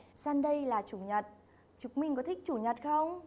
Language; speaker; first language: Vietnamese; native; Vietnamese